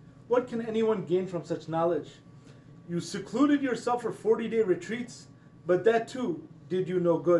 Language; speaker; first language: English; native; English